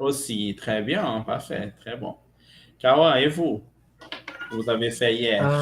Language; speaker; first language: French; non-native, fluent; Portuguese